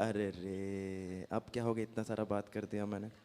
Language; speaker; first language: Hindi; non-native, local second language; Bangla